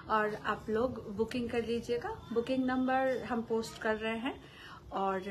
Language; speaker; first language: Hindi; non-native, local second language; Bangla